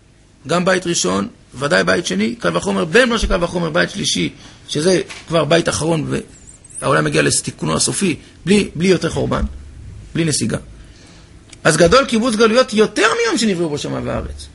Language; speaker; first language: Hebrew; native; Hebrew